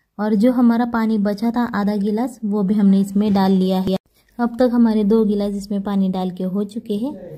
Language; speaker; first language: Hindi; non-native, local second language; Marathi